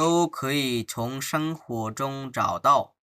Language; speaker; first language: Chinese; non-native, fluent; Bangla